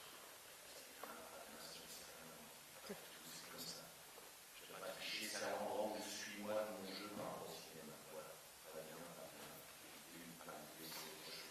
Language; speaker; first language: French; native; French